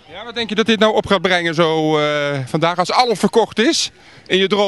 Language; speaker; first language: Dutch; native; Dutch